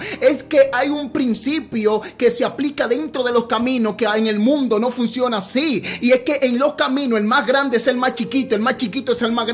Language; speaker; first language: Spanish; native; Spanish